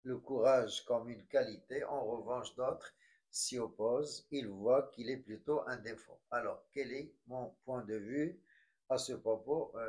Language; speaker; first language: French; non-native, local second language; Arabic